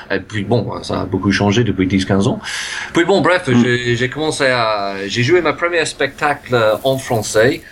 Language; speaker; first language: French; non-native, fluent; English